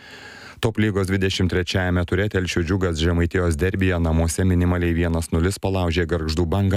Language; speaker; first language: Lithuanian; native; Lithuanian